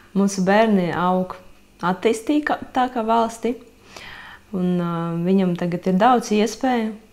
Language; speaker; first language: Latvian; non-native, local second language; Russian